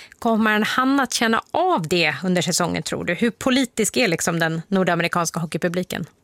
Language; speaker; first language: Swedish; native; Swedish